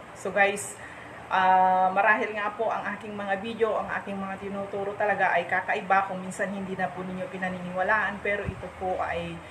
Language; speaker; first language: Filipino; non-native, local second language; Iloko